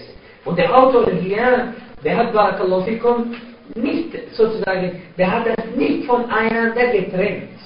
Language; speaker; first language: German; non-native, fluent; Arabic